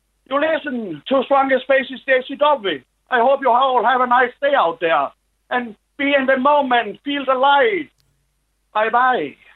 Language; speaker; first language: English; non-native, learner; Danish